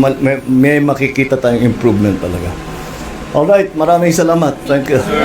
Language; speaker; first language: Filipino; native; Filipino